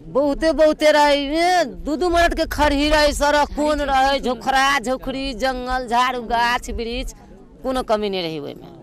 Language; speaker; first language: Maithili; native; Maithili